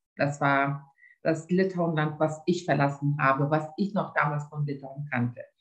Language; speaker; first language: German; non-native, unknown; Lithuanian